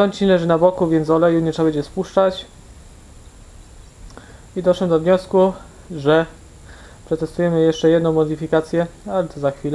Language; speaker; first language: Polish; native; Polish